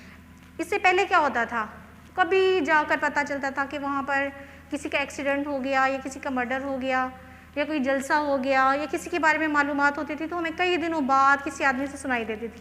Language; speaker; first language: Hindi; non-native, local second language; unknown